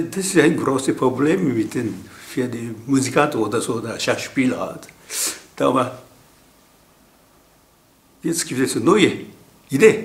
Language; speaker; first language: German; non-native, learner; Japanese